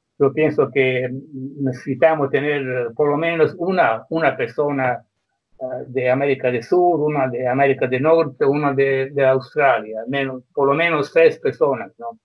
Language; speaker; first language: Spanish; non-native, fluent; Croatian